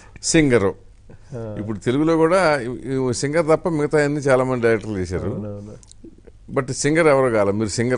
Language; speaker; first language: Telugu; native; Telugu